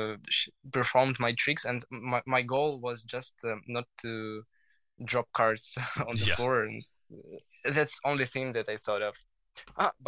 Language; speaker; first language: English; non-native, learner; Russian